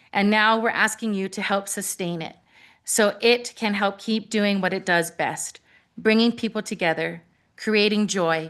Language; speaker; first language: English; native; English